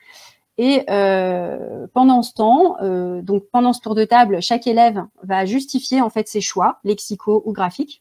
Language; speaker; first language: French; native; French